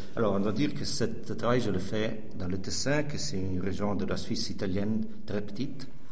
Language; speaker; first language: French; non-native, local second language; Italian